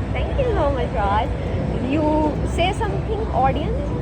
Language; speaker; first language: English; non-native, learner; Urdu